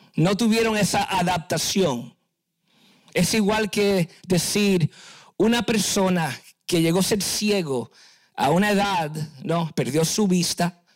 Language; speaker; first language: Spanish; early bilingual, heritage; Spanish